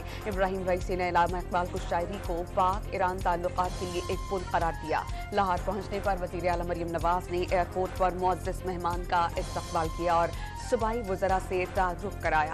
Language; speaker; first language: Urdu; native; Urdu